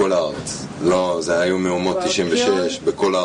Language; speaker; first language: Hebrew; non-native, fluent; Russian